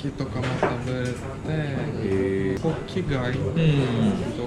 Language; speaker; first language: Japanese; non-native, fluent; Latvian